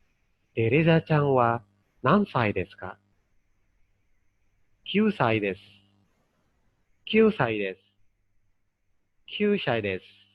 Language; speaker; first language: Japanese; non-native, fluent; Indonesian